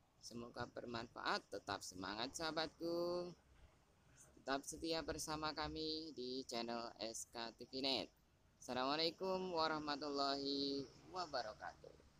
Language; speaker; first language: Indonesian; native; Indonesian